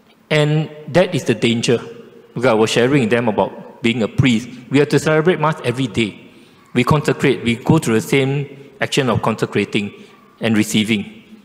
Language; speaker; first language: English; non-native, local second language; Chinese